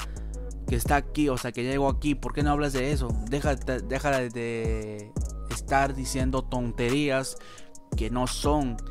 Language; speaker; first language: Spanish; native; Spanish